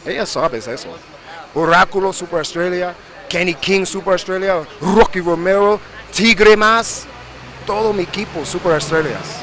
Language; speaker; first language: Spanish; early bilingual, heritage; English